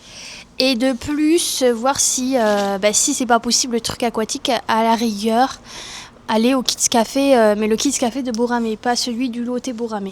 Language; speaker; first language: French; native; French